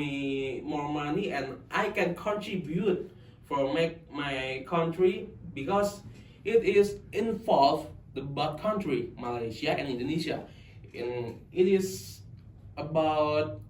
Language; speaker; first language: English; non-native, local second language; Indonesian